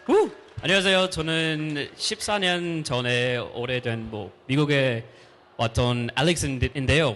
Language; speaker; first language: Korean; non-native, fluent; English